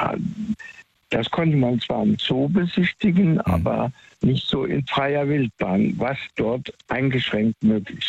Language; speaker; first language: German; native; German